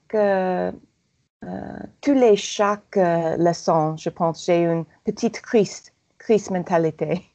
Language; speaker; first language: French; non-native, learner; English